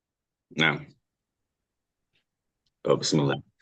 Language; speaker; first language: Arabic; non-native, learner; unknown